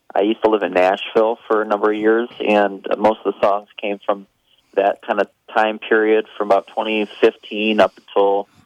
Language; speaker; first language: English; native; English